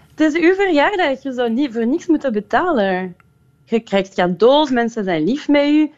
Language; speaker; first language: Dutch; non-native, local second language; French